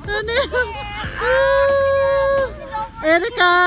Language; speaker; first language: Filipino; native; Filipino